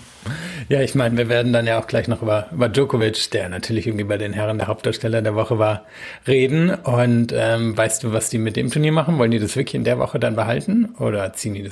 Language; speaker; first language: German; native; German